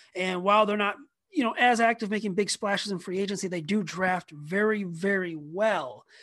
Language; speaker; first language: English; native; English